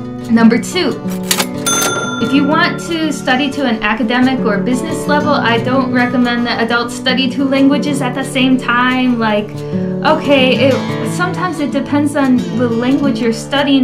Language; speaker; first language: English; native; English